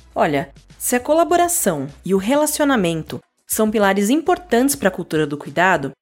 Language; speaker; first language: Portuguese; native; Portuguese